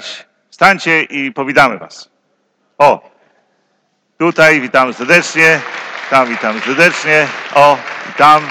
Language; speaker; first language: Polish; native; Polish